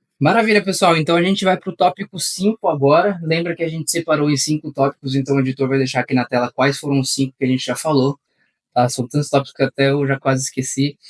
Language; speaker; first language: Portuguese; early bilingual, other home language; Spanish